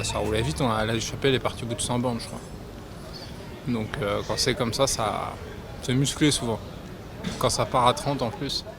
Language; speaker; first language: French; native; French